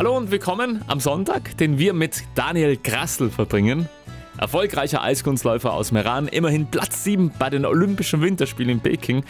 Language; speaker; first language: German; native; German